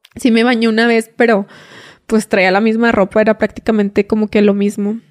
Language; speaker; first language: Spanish; native; Spanish